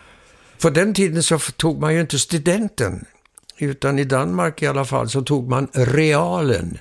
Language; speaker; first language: Swedish; early bilingual, heritage; Swedish